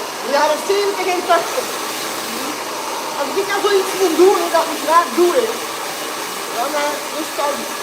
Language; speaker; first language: Dutch; native; Dutch